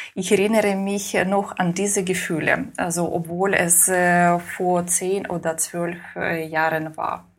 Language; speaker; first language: German; non-native, fluent; Russian